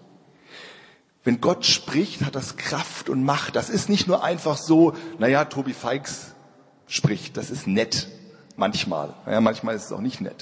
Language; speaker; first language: German; native; German